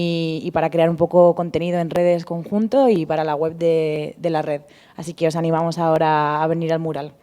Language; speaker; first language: Spanish; native; Spanish